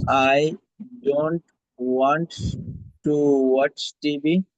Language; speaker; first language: English; non-native, learner; Bangla